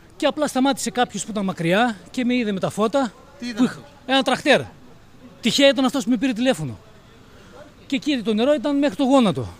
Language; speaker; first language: Greek; native; Greek